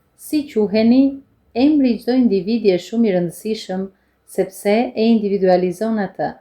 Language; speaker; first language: Albanian; non-native, fluent; English